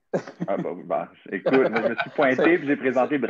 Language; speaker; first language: French; native; French